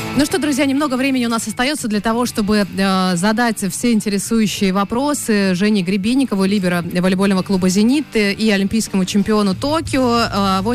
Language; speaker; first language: Russian; native; Russian